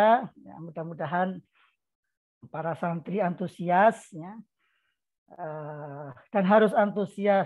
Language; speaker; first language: Indonesian; native; Indonesian